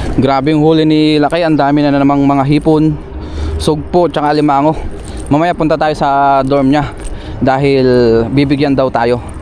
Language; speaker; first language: Filipino; native; Filipino